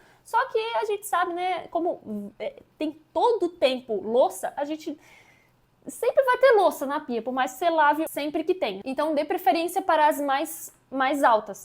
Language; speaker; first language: Portuguese; native; Portuguese